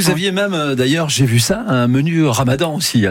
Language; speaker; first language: French; native; French